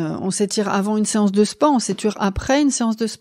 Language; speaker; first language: French; native; French